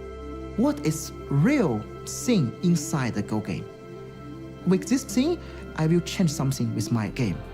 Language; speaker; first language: English; non-native, learner; Chinese